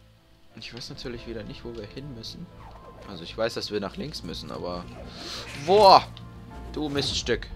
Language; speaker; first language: German; native; German